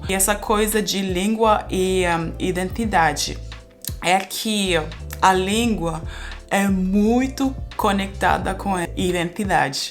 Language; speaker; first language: Portuguese; non-native, fluent; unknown